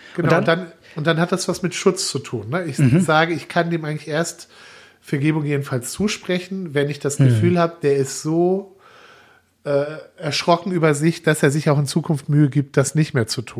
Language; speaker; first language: German; native; German